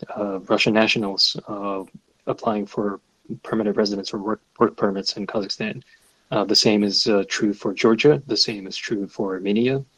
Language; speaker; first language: English; non-native, fluent; Russian